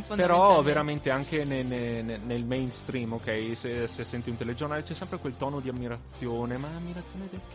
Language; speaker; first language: Italian; native; Italian